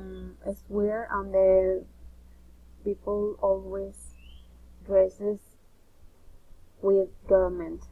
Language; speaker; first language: English; non-native, learner; Spanish